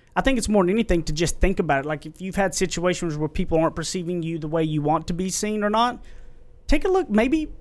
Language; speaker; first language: English; native; English